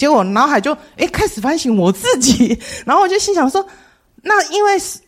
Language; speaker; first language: Chinese; native; Chinese